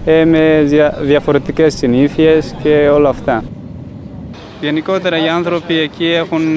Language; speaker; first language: Greek; non-native, fluent; Persian